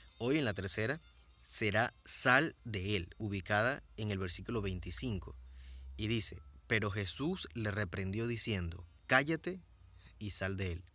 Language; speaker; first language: Spanish; native; Spanish